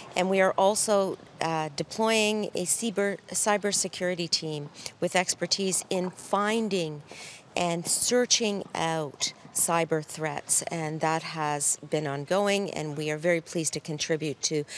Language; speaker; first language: English; native; English